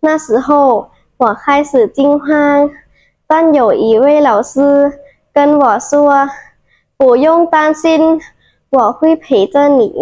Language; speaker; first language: Chinese; non-native, learner; Thai